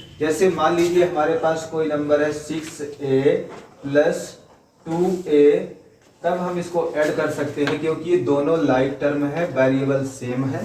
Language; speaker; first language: Hindi; native; Hindi